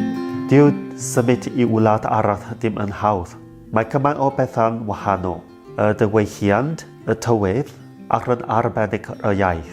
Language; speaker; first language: Welsh; non-native, learner; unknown